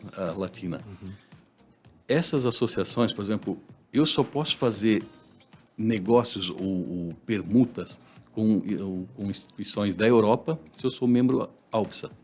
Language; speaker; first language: Portuguese; native; Portuguese